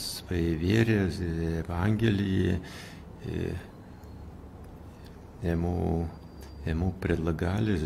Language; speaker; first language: Russian; non-native, fluent; Lithuanian